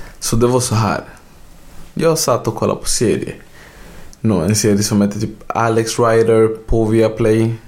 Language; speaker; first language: Swedish; early bilingual, other home language; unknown